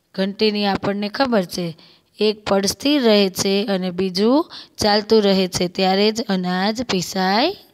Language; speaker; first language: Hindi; non-native, local second language; Gujarati